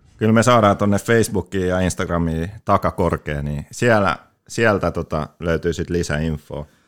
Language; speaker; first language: Finnish; early bilingual, other home language; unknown